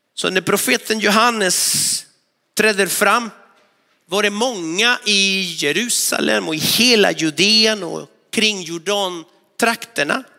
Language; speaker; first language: Swedish; non-native, fluent; Spanish